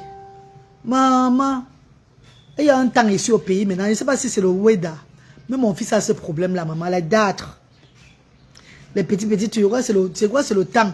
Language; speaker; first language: French; non-native, local second language; Lingala